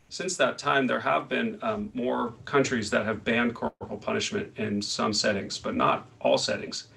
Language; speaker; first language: English; native; English